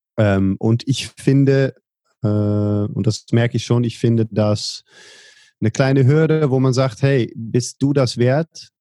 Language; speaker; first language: German; non-native, fluent; Dutch